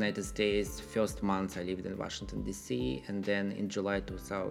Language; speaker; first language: English; non-native, learner; Russian